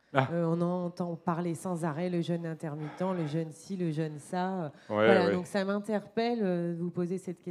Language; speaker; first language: French; native; French